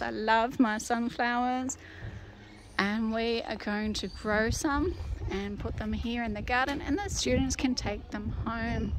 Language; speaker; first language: English; native; English